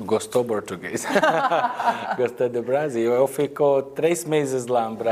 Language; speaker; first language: Portuguese; non-native, learner; Arabic